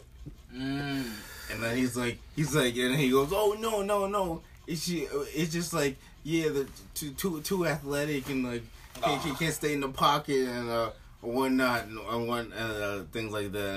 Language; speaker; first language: English; native; English